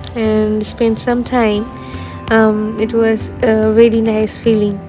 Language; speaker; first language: English; non-native, local second language; Bangla